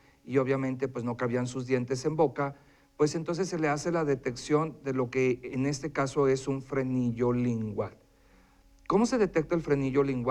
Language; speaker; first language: Spanish; native; Spanish